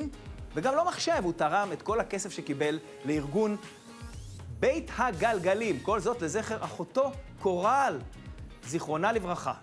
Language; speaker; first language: Hebrew; native; Hebrew